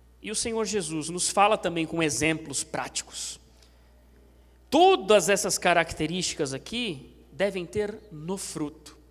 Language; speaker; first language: Portuguese; native; Portuguese